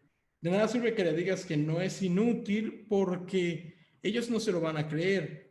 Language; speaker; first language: Spanish; native; Spanish